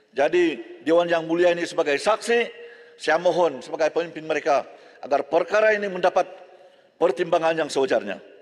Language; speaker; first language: Malay; native; Malay